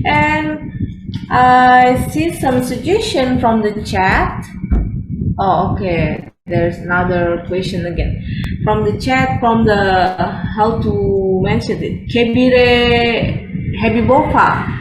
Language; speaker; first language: English; non-native, fluent; Indonesian